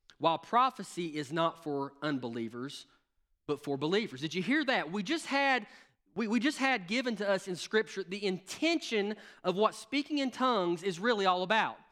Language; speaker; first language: English; native; English